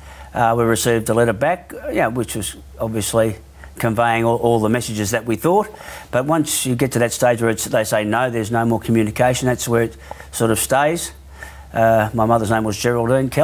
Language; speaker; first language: English; native; English